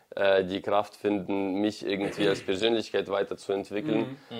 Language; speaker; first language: German; non-native, fluent; Ukrainian